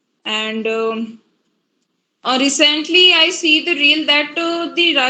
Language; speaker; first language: English; non-native, learner; Hindi